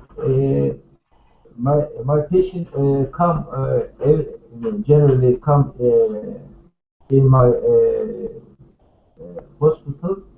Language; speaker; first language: English; non-native, learner; Turkish